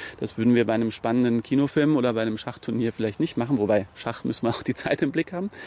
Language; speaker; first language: German; native; German